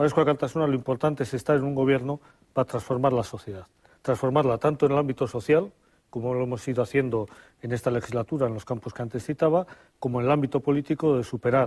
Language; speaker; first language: Spanish; native; Spanish